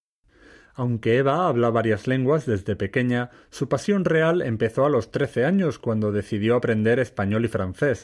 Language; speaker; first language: Spanish; native; Spanish